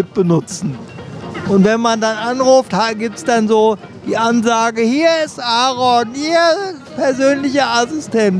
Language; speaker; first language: German; native; German